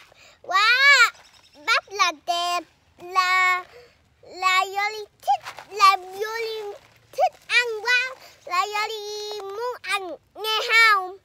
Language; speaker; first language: Vietnamese; early bilingual, heritage; Vietnamese